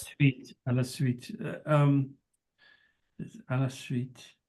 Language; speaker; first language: French; non-native, learner; English